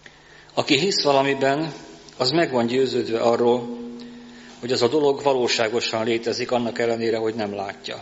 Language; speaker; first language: Hungarian; native; Hungarian